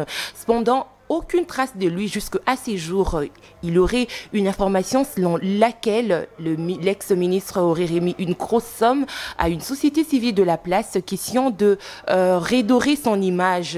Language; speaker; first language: French; non-native, local second language; Lingala